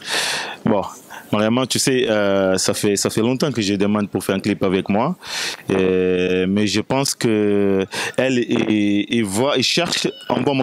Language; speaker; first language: French; non-native, fluent; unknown